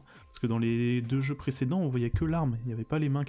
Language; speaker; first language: French; native; French